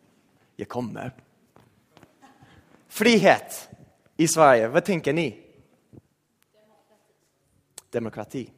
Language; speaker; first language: Swedish; non-native, fluent; English